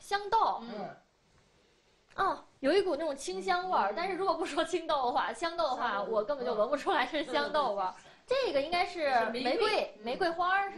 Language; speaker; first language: Chinese; native; Chinese